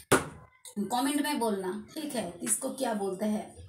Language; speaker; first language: Hindi; non-native, local second language; Bangla